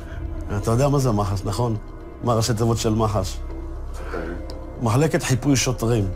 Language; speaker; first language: Hebrew; native; Hebrew